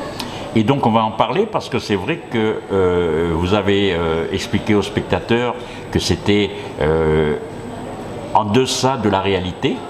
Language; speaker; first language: French; native; French